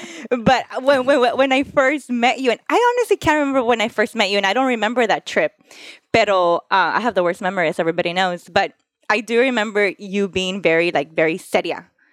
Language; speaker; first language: English; early bilingual, other home language; Spanish